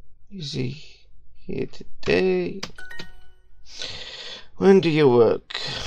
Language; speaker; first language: English; native; English